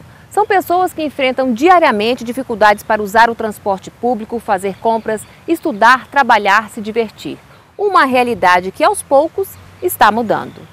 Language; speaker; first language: Portuguese; native; Portuguese